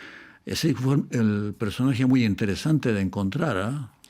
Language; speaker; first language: Spanish; native; Spanish